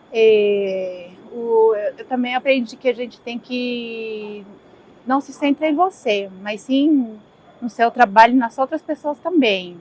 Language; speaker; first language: Portuguese; early bilingual, other home language; Spanish